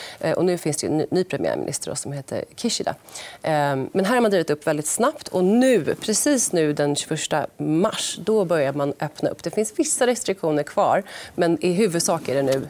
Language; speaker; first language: Swedish; native; Swedish